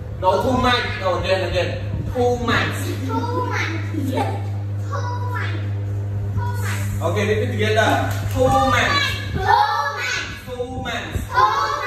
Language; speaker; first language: English; non-native, learner; Khmer